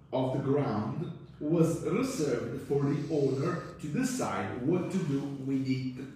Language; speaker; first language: English; non-native, fluent; Italian